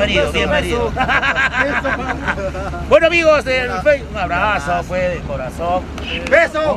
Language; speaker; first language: Spanish; native; Spanish